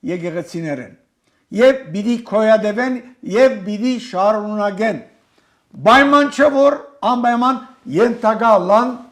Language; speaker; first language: Armenian; native; Armenian